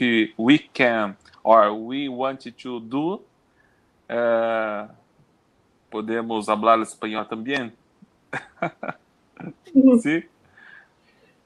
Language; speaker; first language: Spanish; non-native, learner; Portuguese